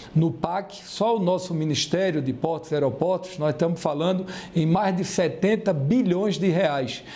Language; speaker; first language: Portuguese; native; Portuguese